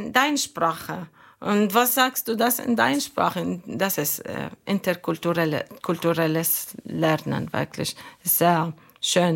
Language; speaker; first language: German; non-native, fluent; Arabic